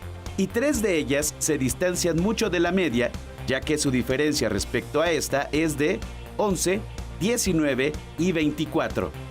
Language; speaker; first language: Spanish; native; Spanish